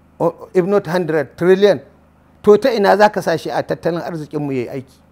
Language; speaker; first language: Hausa; native; Hausa